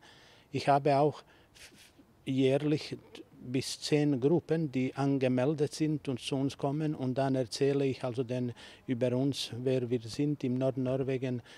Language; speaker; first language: German; non-native, fluent; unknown